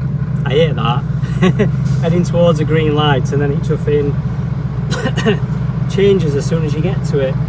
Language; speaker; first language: English; native; English